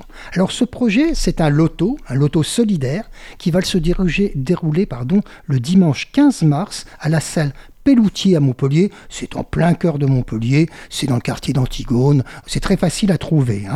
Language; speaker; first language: French; native; French